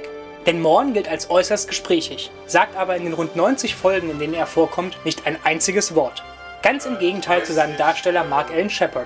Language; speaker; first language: German; native; German